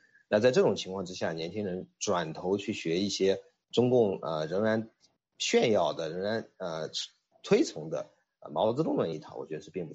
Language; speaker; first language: Chinese; native; Chinese